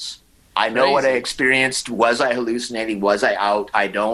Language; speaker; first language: English; native; English